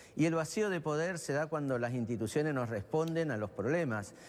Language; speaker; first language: Spanish; native; Spanish